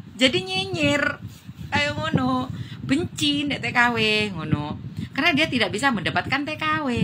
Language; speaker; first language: Indonesian; non-native, local second language; Javanese